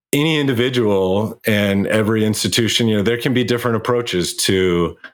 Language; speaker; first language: English; native; English